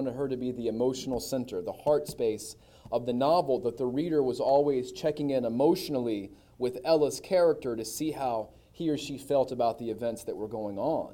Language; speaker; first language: English; native; English